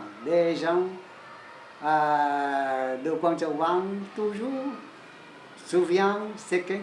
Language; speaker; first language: French; non-native, learner; Chinese